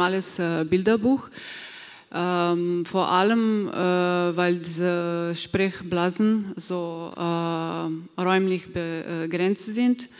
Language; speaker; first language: German; non-native, fluent; Slovenian